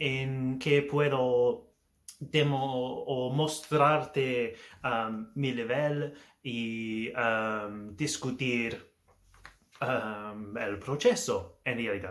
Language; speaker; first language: Spanish; non-native, learner; English